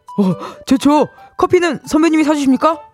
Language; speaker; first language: Korean; native; Korean